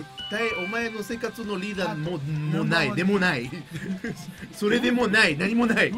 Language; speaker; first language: Japanese; non-native, learner; Spanish